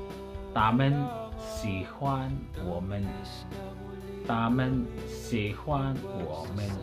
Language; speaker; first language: Chinese; non-native, learner; Filipino